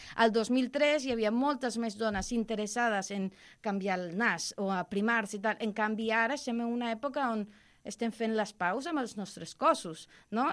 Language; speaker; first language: Catalan; non-native, local second language; Spanish